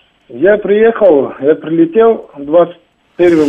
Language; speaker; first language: Russian; non-native, learner; Tajik